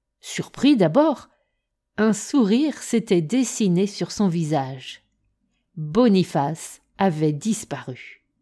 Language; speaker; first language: French; native; French